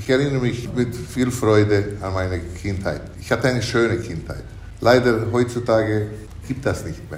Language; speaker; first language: German; early bilingual, heritage; German